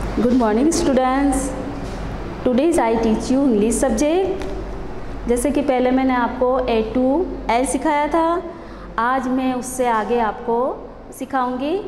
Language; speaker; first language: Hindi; non-native, local second language; Gujarati